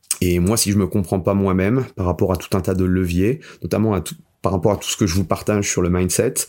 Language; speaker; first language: French; native; French